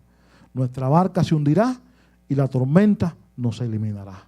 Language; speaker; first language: Spanish; native; Spanish